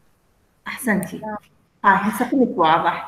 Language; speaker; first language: Arabic; native; Arabic